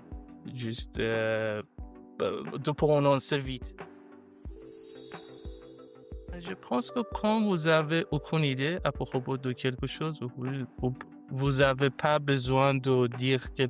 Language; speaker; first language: French; non-native, learner; Persian